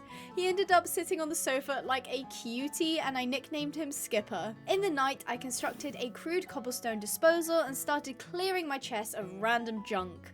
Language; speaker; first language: English; native; English